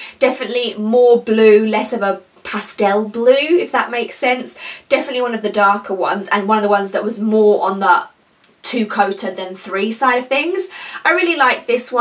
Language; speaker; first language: English; native; English